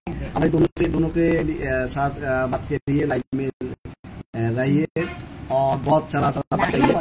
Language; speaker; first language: Hindi; non-native, learner; Bangla